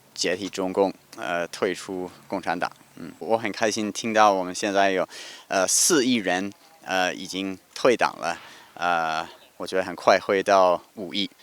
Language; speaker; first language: Chinese; non-native, fluent; English